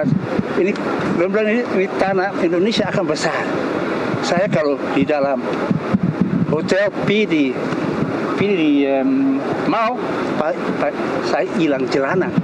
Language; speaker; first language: Indonesian; early bilingual, heritage; Indonesian